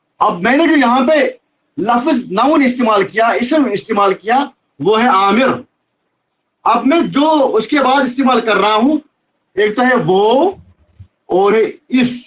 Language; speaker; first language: Urdu; non-native, local second language; Kashmiri